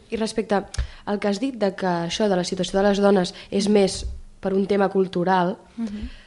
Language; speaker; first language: Catalan; native; Catalan